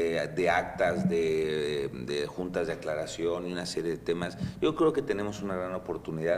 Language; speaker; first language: Spanish; native; Spanish